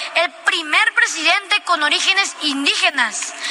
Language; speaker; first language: Spanish; native; Spanish